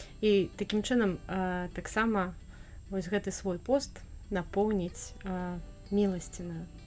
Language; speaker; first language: Belarusian; native; Belarusian